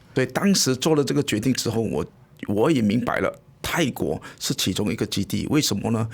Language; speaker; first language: Chinese; native; Chinese